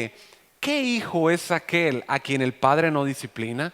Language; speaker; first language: Spanish; native; Spanish